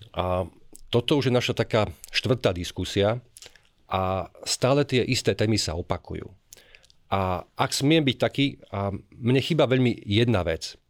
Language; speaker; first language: Slovak; native; Slovak